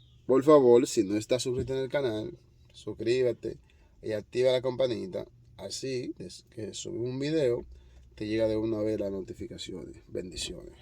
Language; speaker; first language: Spanish; non-native, fluent; Haitian Creole